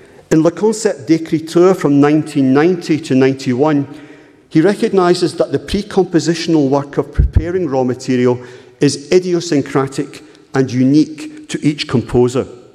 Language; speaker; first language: English; native; English